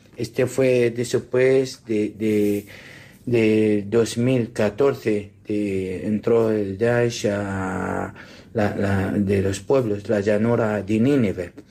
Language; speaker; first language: Spanish; non-native, learner; Assyrian Neo-Aramaic